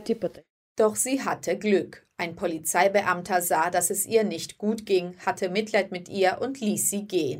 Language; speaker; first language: German; early bilingual, other home language; Greek